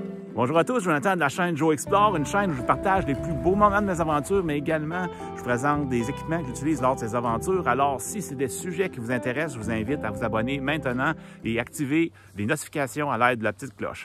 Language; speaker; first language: French; native; French